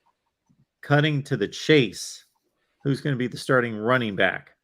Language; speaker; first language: English; native; English